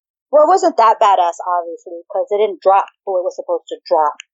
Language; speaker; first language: English; early bilingual, other home language; Spanish